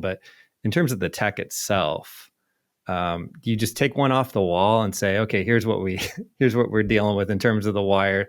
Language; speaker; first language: English; native; English